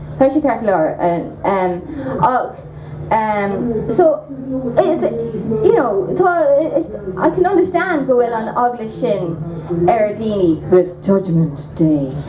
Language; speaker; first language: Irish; non-native, local second language; English